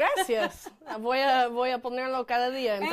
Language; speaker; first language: Spanish; non-native, fluent; English